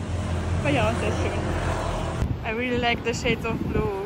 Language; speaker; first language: English; non-native, learner; German